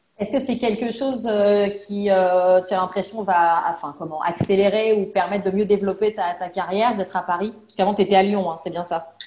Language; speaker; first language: French; native; French